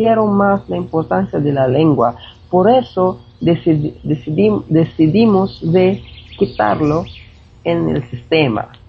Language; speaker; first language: Spanish; non-native, fluent; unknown